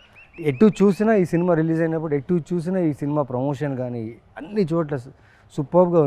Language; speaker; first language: Telugu; native; Telugu